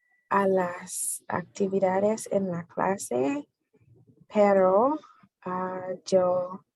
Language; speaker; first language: Spanish; non-native, learner; English